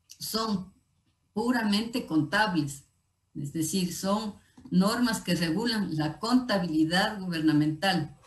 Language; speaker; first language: Spanish; native; Spanish